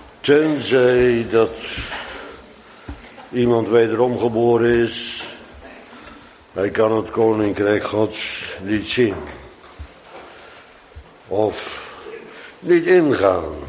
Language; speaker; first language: Dutch; native; Dutch